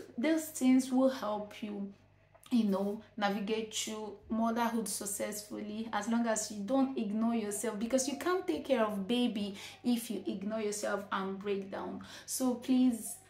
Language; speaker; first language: English; non-native, local second language; Igbo